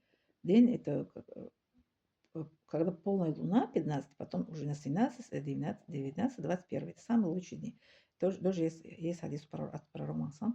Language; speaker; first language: Russian; non-native, learner; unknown